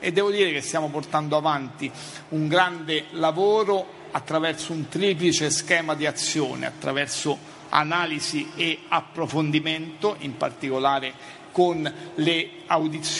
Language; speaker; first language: Italian; native; Italian